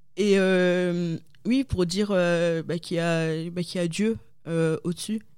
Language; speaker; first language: French; native; French